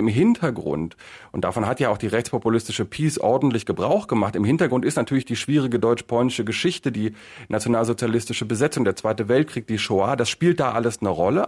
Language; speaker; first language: German; native; German